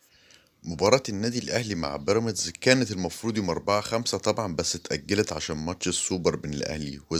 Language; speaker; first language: Arabic; native; Arabic